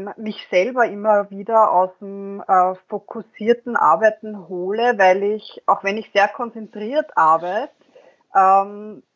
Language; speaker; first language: German; native; German